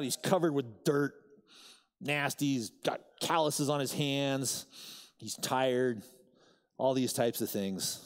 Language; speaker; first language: English; native; English